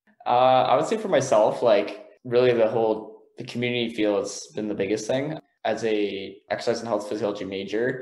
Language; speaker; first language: English; native; English